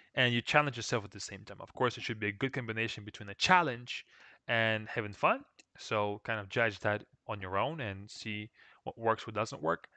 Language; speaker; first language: English; non-native, fluent; Russian